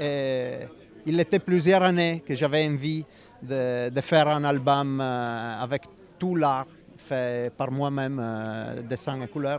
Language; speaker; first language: French; non-native, fluent; Italian